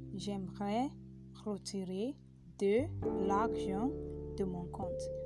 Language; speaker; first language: French; non-native, fluent; Yoruba